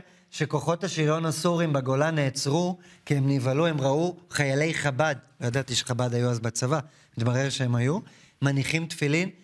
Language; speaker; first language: Hebrew; native; Hebrew